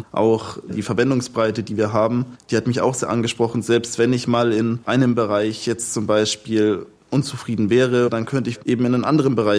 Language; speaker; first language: German; native; German